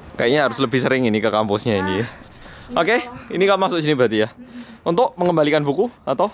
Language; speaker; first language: Indonesian; early bilingual, other home language; Korean